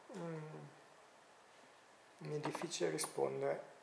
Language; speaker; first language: Italian; native; Italian